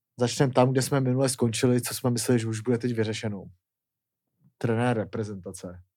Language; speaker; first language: Czech; native; Czech